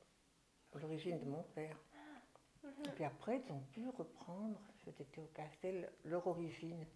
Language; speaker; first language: French; early bilingual, other home language; German